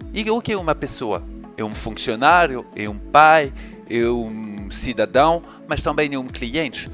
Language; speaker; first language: Portuguese; non-native, fluent; French